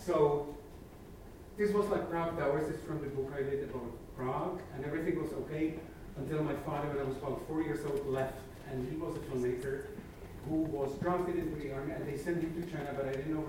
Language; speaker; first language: English; non-native, fluent; Czech